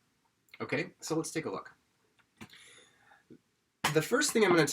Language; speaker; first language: English; native; English